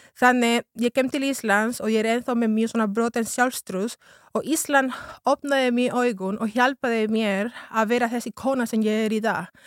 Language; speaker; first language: Icelandic; non-native, fluent; Spanish